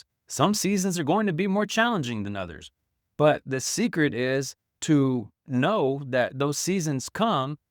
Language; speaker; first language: English; native; English